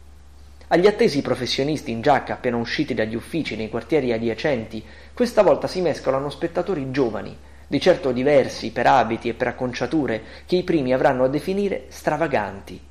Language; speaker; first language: Italian; native; Italian